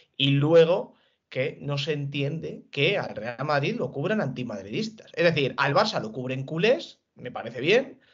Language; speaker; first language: Spanish; native; Spanish